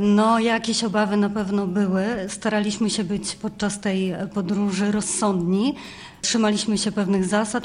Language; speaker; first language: Polish; native; Polish